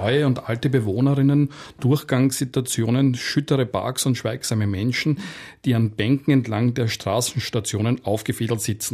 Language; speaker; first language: German; native; German